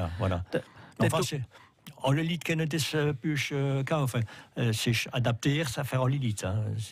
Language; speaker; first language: German; non-native, learner; French